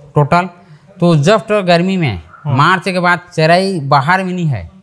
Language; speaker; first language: Hindi; native; Hindi